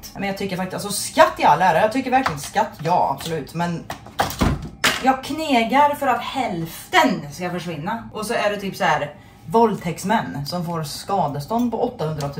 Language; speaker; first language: Swedish; native; Swedish